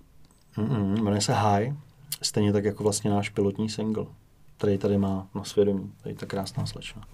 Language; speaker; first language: Czech; native; Czech